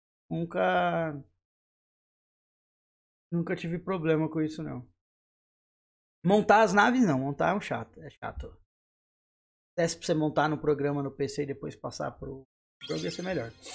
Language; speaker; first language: Portuguese; native; Portuguese